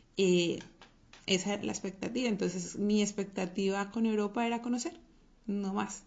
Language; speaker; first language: Spanish; native; Spanish